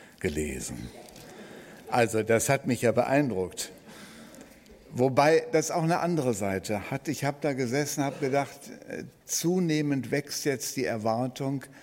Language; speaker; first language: German; native; German